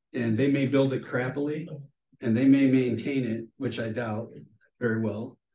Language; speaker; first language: English; native; English